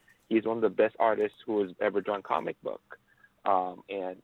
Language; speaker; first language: English; non-native, local second language; Filipino